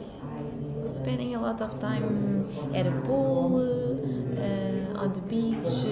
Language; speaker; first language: English; non-native, learner; Portuguese